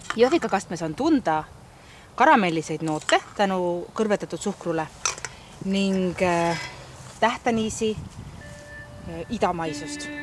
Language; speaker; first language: Estonian; non-native, local second language; Russian